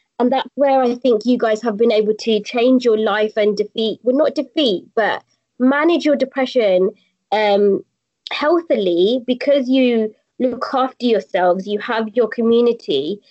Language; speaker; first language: English; native; English